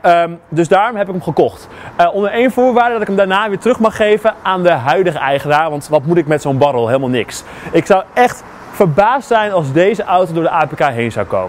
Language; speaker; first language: Dutch; native; Dutch